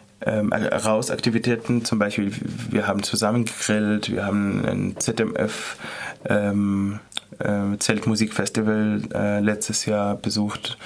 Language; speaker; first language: German; non-native, fluent; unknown